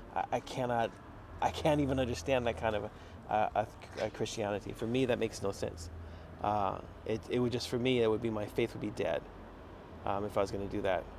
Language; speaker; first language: English; native; English